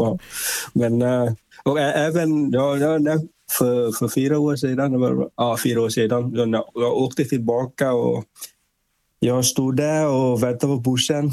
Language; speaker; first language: Swedish; non-native, fluent; Vietnamese